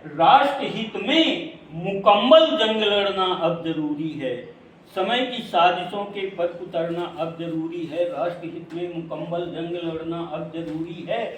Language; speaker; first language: Hindi; native; Hindi